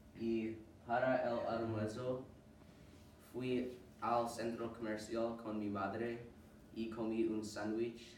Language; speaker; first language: Spanish; non-native, learner; English